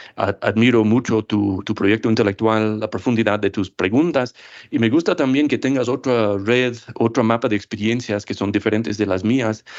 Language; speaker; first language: Spanish; non-native, fluent; English